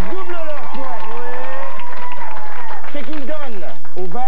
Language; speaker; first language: French; native; French